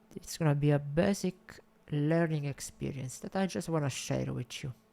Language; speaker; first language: English; non-native, fluent; Italian